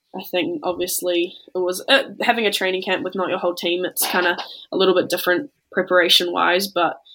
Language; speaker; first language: English; native; English